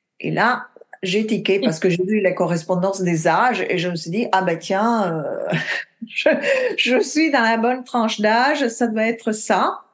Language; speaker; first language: French; non-native, fluent; Italian